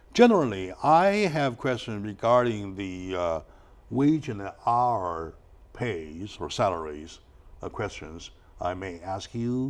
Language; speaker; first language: English; non-native, fluent; Chinese